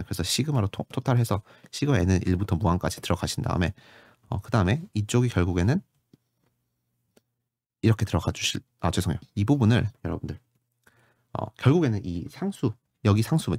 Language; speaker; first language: Korean; native; Korean